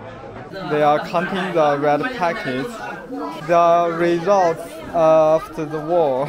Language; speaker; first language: English; non-native, local second language; Chinese